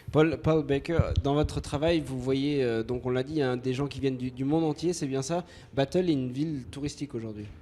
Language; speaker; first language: French; native; French